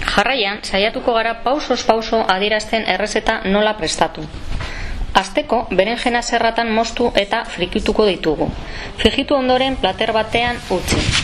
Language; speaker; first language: Basque; non-native, local second language; Spanish